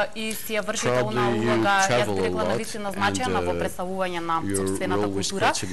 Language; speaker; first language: Macedonian; native; Macedonian